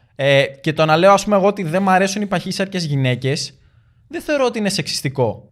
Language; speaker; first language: Greek; early bilingual, other home language; Albanian